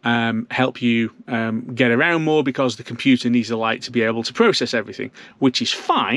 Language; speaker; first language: English; native; English